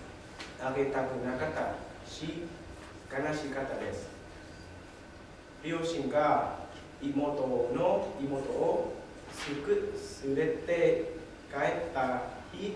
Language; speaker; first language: Japanese; non-native, learner; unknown